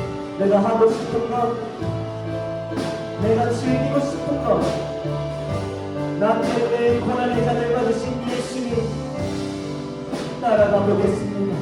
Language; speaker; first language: Korean; native; Korean